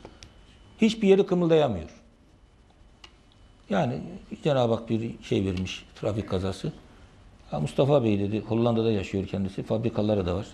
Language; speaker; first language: Turkish; native; Turkish